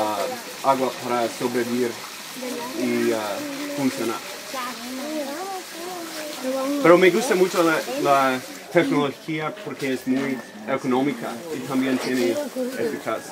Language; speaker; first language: Spanish; non-native, learner; English